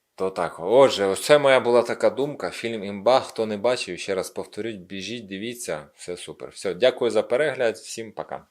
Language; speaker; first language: Ukrainian; non-native, local second language; Russian